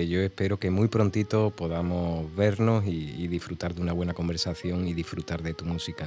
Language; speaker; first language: Spanish; native; Spanish